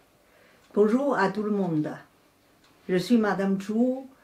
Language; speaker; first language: French; non-native, fluent; Chinese